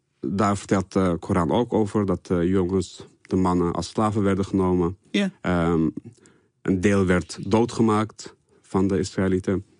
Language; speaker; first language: Dutch; early bilingual, other home language; Turkish